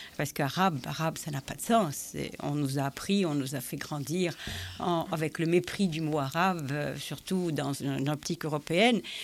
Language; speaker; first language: French; non-native, fluent; Arabic